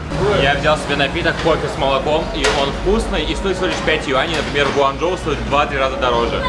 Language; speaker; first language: Russian; native; Russian